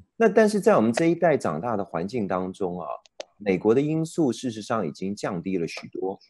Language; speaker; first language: Chinese; native; Chinese